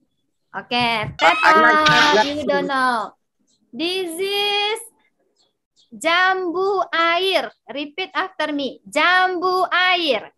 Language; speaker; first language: English; non-native, learner; Indonesian